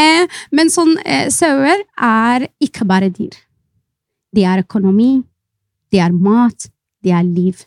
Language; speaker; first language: Norwegian; non-native, fluent; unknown